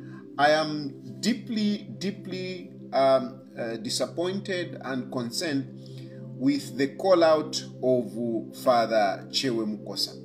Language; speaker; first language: English; non-native, local second language; Bemba